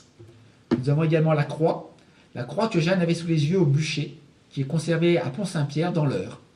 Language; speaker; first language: French; native; French